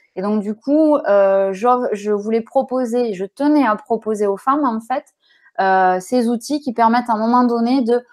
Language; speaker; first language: French; native; French